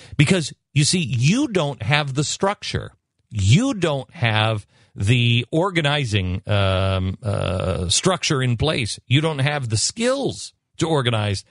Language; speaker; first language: English; native; English